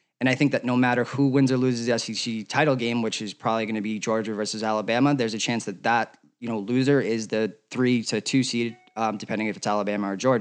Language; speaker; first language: English; native; English